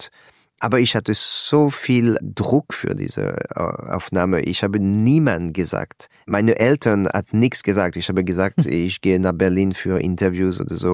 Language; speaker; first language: German; non-native, learner; French